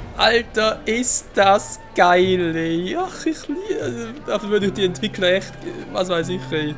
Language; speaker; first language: German; native; German